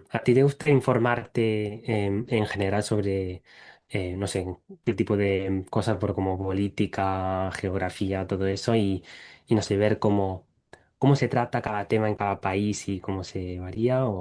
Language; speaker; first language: Spanish; non-native, fluent; English